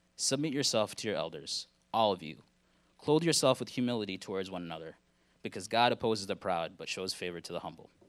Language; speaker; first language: English; early bilingual, other home language; Hindi